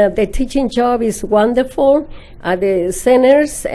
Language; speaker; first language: English; non-native, fluent; Spanish